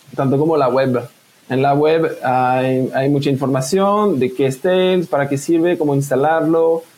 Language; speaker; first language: Spanish; non-native, fluent; French